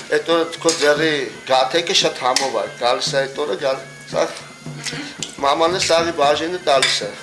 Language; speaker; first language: Armenian; non-native, local second language; Kurdish